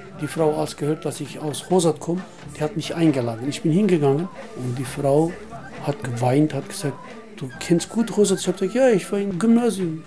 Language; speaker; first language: German; non-native, learner; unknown